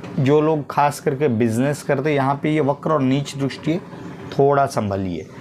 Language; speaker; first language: Hindi; non-native, local second language; Marathi